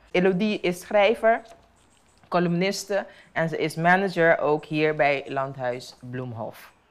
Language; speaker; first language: Dutch; non-native, local second language; Papiamento